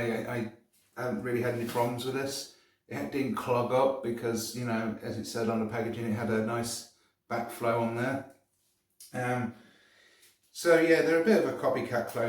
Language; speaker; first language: English; native; English